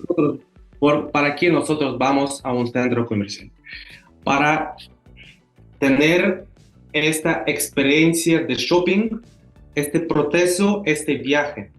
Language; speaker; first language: Spanish; non-native, fluent; Russian